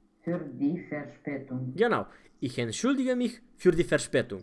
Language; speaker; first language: German; non-native, fluent; Romanian